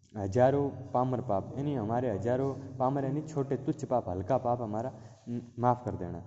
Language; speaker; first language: Hindi; non-native, local second language; Gujarati